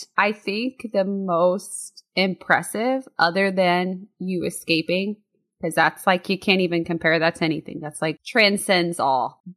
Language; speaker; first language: English; native; English